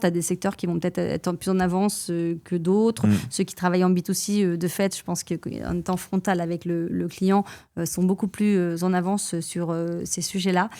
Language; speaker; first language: French; native; French